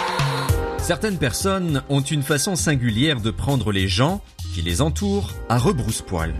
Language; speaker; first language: French; native; French